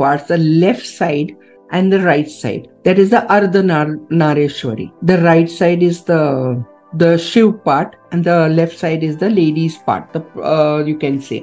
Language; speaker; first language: English; non-native, local second language; Gujarati